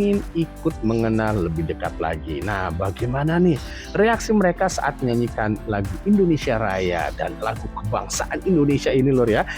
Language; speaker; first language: Indonesian; native; Indonesian